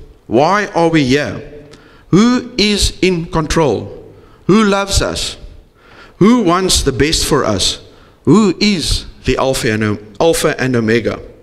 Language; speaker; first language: English; non-native, local second language; Afrikaans